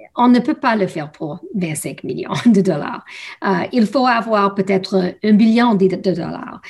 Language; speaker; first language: French; non-native, learner; English